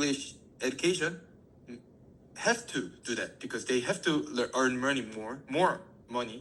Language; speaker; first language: English; non-native, learner; Korean